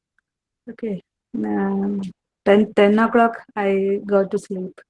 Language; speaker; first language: English; non-native, learner; Malayalam